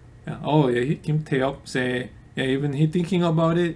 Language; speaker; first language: English; non-native, fluent; Korean